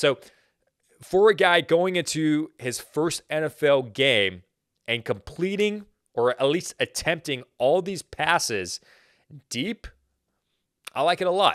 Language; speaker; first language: English; native; English